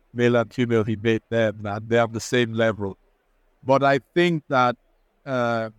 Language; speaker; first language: English; non-native, local second language; Igbo